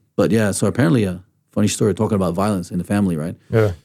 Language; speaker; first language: English; early bilingual, other home language; Danish